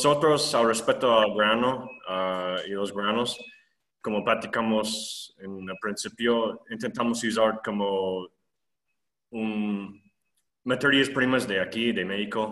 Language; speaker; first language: Spanish; non-native, fluent; English